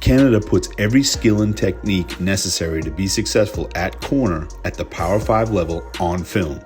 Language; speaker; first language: English; native; English